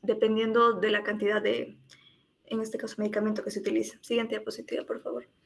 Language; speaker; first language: Spanish; native; Spanish